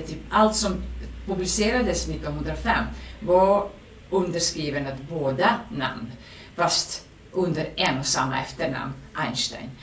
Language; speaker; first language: Swedish; non-native, fluent; Serbian